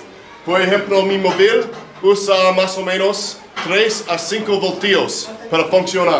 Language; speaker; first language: Spanish; non-native, learner; English